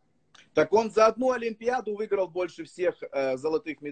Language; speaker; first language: Russian; native; Russian